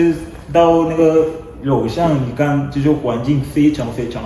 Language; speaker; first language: Chinese; non-native, learner; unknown